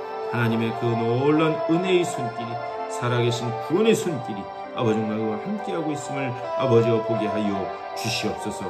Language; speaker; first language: Korean; native; Korean